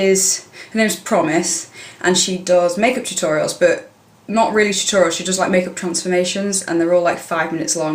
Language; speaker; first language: English; native; English